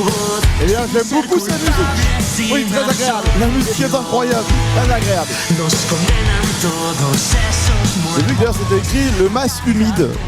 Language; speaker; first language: French; native; French